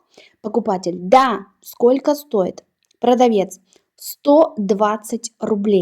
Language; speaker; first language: Russian; non-native, fluent; Uzbek